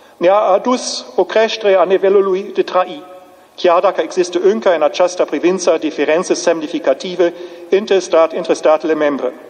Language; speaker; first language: Romanian; non-native, fluent; German